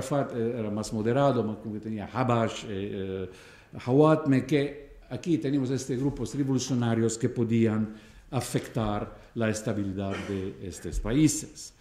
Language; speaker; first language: Spanish; non-native, fluent; Arabic